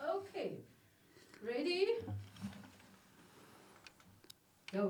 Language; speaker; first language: German; non-native, learner; Chinese